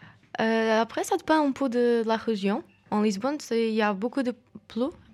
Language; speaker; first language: French; non-native, fluent; Portuguese